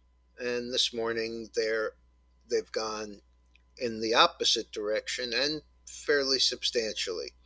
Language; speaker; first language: English; native; English